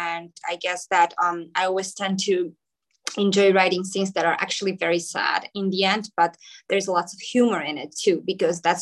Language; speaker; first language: English; non-native, fluent; Macedonian